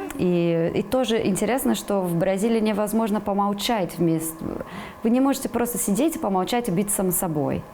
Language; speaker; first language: Russian; non-native, fluent; Portuguese